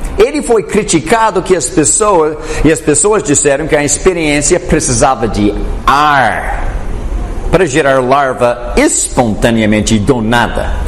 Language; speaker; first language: Portuguese; non-native, fluent; English